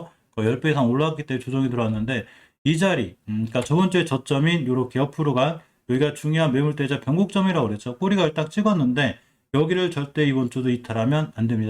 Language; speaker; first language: Korean; native; Korean